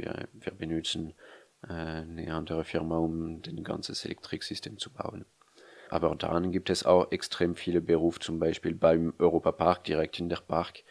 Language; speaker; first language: German; non-native, fluent; French